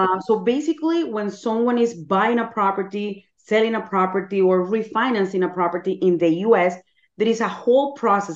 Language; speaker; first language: English; non-native, fluent; Spanish